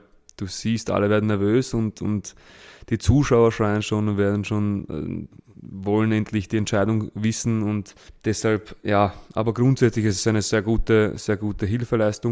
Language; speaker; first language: German; early bilingual, other home language; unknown